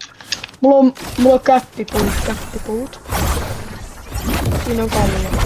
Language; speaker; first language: Finnish; native; Finnish